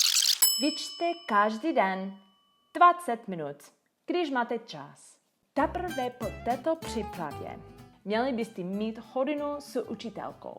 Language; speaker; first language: Czech; non-native, learner; English